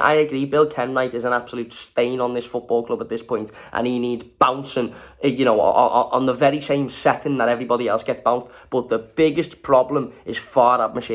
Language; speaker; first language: English; native; English